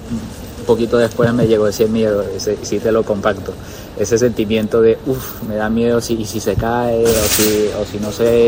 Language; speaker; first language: Spanish; native; Spanish